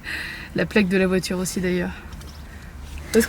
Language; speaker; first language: French; native; French